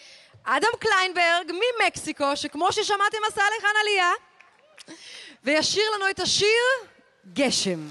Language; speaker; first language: Hebrew; native; Hebrew